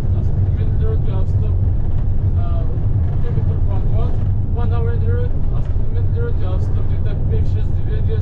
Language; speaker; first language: English; non-native, learner; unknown